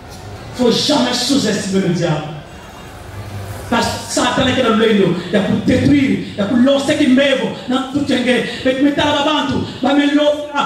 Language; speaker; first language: French; non-native, local second language; Lingala